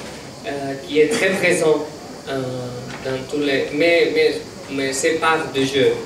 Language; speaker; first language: French; non-native, learner; Catalan